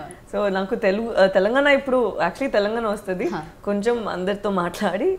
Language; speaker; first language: Telugu; non-native, learner; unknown